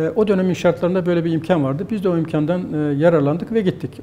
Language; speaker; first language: Turkish; native; Turkish